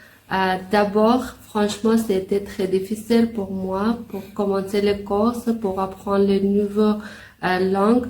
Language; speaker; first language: French; non-native, learner; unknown